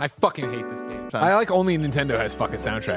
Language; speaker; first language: English; native; English